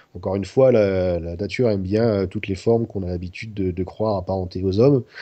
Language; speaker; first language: French; native; French